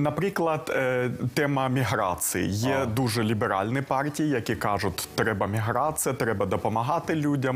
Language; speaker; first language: Ukrainian; non-native, local second language; Russian